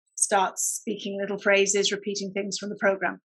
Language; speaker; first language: English; native; English